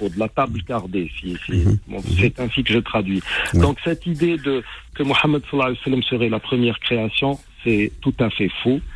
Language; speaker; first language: French; non-native, local second language; Arabic